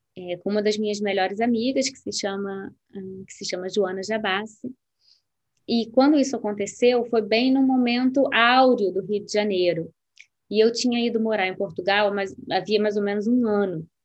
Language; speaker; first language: Portuguese; native; Portuguese